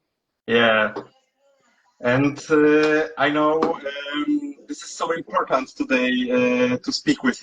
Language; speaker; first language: English; non-native, learner; Polish